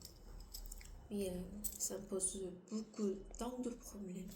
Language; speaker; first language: French; non-native, learner; Korean